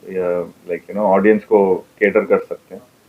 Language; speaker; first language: Hindi; non-native, local second language; Tamil